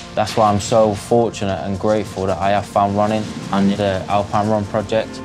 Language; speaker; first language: English; native; English